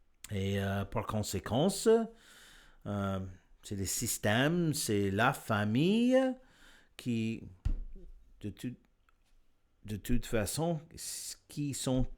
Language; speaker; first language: French; non-native, learner; English